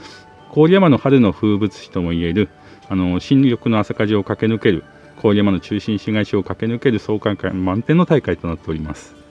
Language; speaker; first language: Japanese; native; Japanese